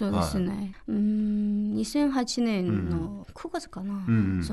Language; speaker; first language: Japanese; non-native, learner; Chinese